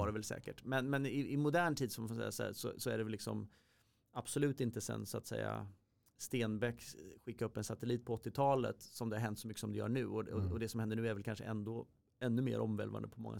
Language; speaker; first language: Swedish; native; Swedish